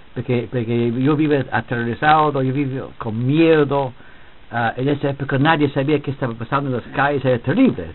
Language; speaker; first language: Spanish; non-native, fluent; English